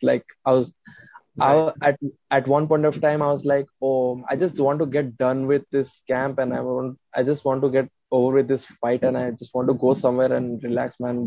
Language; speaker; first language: English; non-native, local second language; Hindi